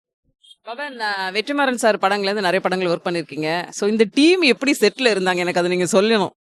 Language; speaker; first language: Tamil; native; Tamil